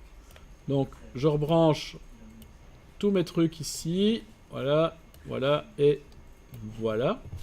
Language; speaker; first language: French; native; French